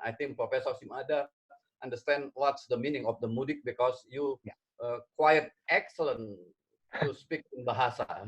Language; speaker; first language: English; non-native, learner; Indonesian